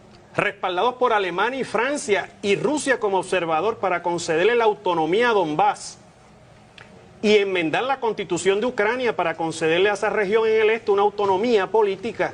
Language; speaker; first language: Spanish; native; Spanish